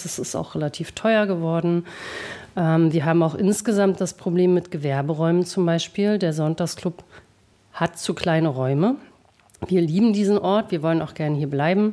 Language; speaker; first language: German; native; German